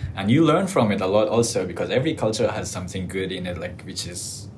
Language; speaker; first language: English; non-native, fluent; Persian